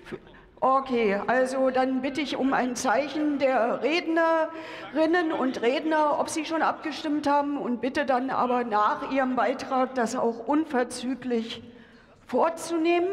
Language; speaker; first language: German; native; German